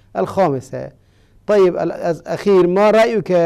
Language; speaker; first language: Arabic; non-native, fluent; Persian